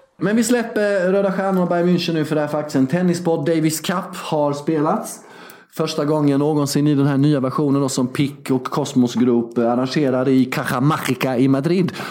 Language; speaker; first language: Swedish; early bilingual, other home language; Serbian